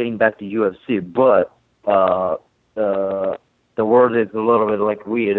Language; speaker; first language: English; non-native, fluent; Japanese